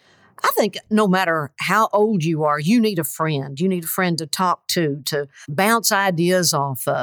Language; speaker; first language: English; native; English